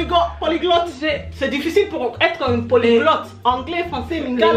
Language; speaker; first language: French; early bilingual, heritage; French